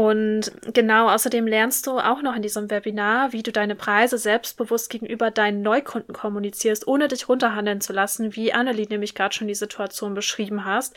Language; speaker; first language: German; native; German